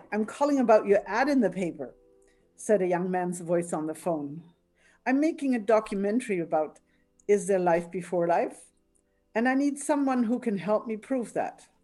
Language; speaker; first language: English; non-native, fluent; German